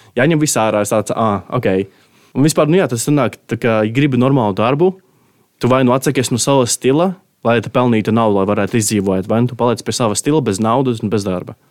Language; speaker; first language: Latvian; native; Latvian